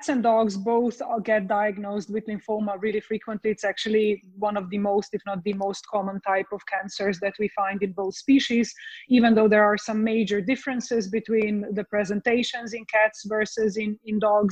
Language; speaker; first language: English; non-native, fluent; Slovenian